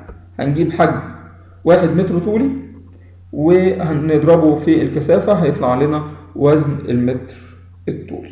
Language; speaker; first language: Arabic; native; Arabic